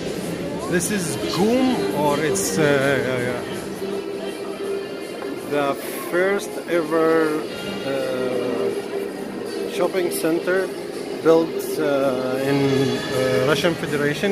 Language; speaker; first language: English; non-native, fluent; Arabic